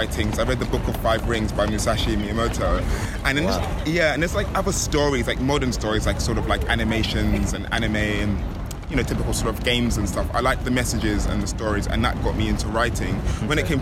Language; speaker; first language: English; native; English